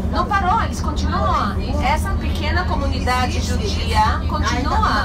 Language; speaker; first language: Portuguese; non-native, fluent; Hebrew